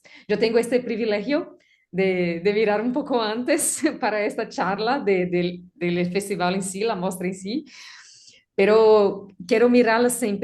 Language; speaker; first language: Spanish; non-native, learner; Portuguese